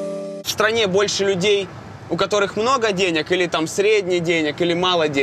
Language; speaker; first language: Russian; native; Russian